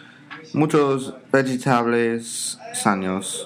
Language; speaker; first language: Spanish; non-native, learner; English